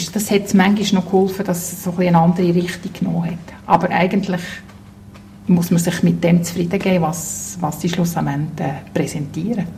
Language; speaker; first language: German; native; German